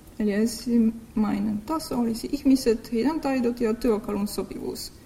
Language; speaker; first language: Finnish; non-native, fluent; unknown